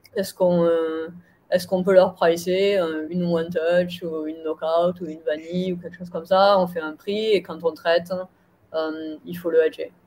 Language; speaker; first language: French; native; French